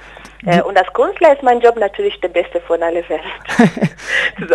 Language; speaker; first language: German; non-native, learner; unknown